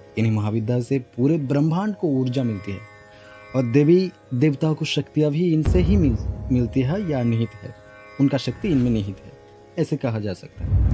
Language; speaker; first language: Hindi; non-native, local second language; Bangla